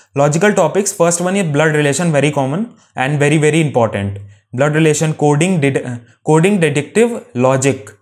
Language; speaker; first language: English; non-native, local second language; Hindi